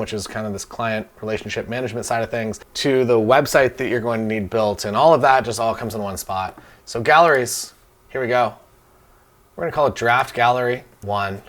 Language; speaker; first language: English; native; English